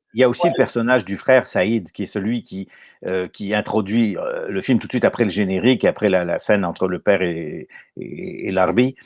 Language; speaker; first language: French; native; French